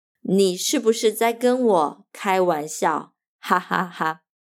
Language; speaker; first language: Chinese; non-native, fluent; Portuguese